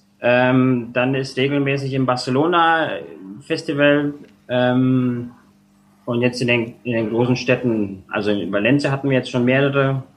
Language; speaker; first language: German; non-native, fluent; Spanish